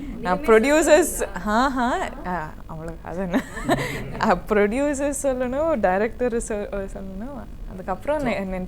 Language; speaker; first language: Tamil; non-native, learner; Kannada